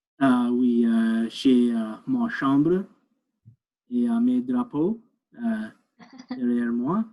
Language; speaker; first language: French; non-native, learner; English